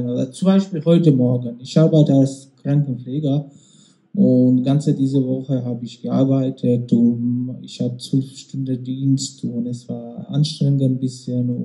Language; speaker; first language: German; non-native, learner; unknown